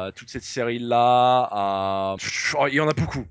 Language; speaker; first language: French; non-native, fluent; English